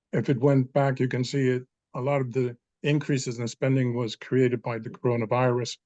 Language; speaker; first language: English; non-native, fluent; Danish